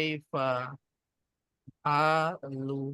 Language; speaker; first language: Arabic; non-native, fluent; Indonesian